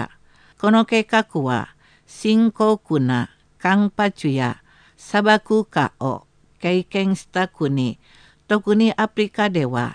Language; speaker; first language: Japanese; non-native, fluent; Indonesian